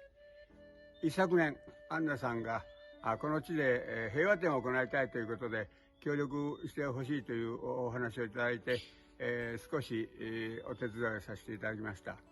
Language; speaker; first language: Japanese; native; Japanese